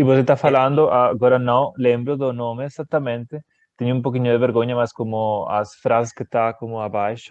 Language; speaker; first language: Portuguese; non-native, fluent; Spanish